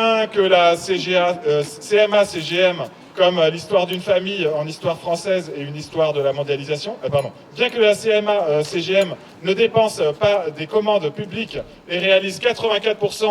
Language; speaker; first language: French; native; French